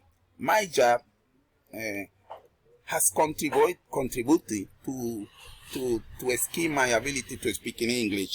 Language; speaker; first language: English; non-native, learner; Spanish